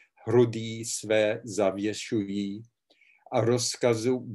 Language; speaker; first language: Czech; early bilingual, heritage; Czech